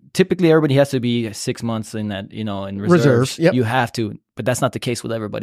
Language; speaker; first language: English; native; English